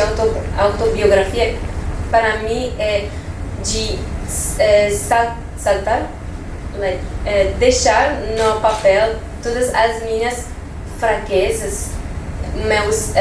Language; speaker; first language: Portuguese; non-native, fluent; French